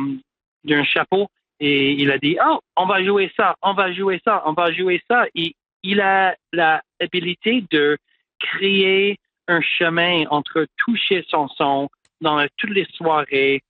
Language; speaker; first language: French; non-native, local second language; English